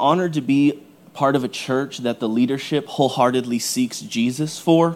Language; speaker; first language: English; native; English